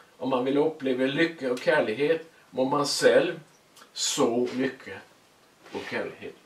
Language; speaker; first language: Swedish; native; Swedish